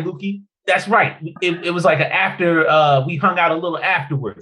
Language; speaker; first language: English; native; English